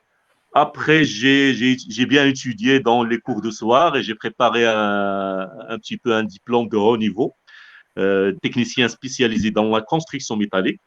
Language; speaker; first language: French; non-native, local second language; Arabic